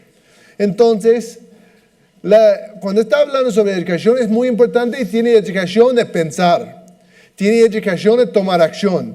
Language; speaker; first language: Spanish; non-native, fluent; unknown